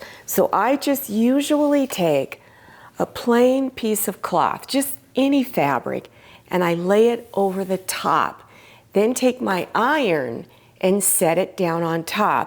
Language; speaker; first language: English; native; English